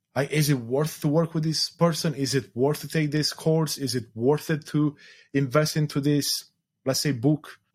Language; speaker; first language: English; non-native, fluent; Romanian